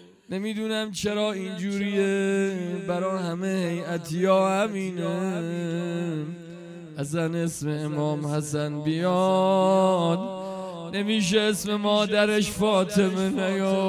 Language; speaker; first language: Persian; native; Persian